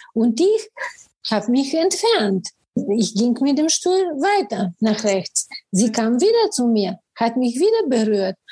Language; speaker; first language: German; non-native, fluent; Bulgarian